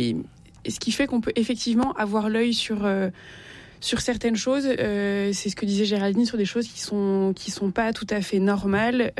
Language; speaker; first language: French; native; French